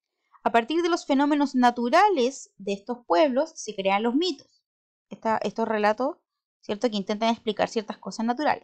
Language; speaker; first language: Spanish; native; Spanish